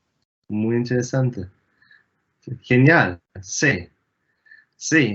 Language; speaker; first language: Spanish; non-native, fluent; German